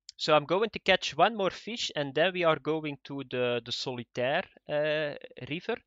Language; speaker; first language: English; non-native, fluent; Dutch